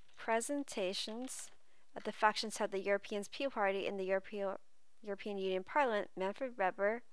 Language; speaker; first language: English; native; English